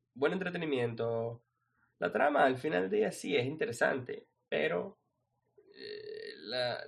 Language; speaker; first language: English; non-native, fluent; Spanish